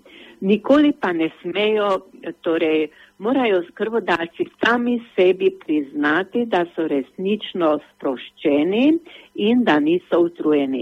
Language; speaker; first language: Slovenian; native; Slovenian